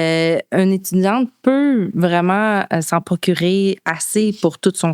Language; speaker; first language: French; native; French